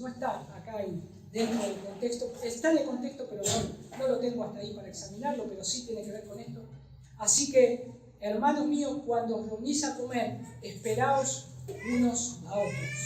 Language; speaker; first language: Spanish; native; Spanish